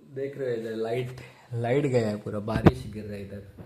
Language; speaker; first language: Hindi; non-native, local second language; Marathi